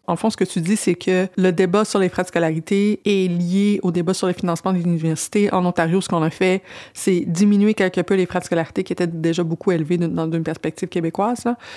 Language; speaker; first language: French; native; French